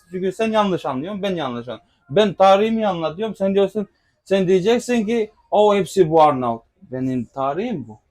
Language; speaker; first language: Turkish; non-native, local second language; Albanian